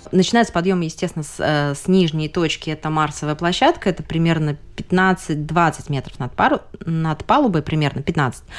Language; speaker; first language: Russian; native; Russian